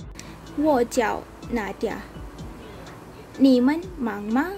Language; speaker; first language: Chinese; non-native, learner; Malay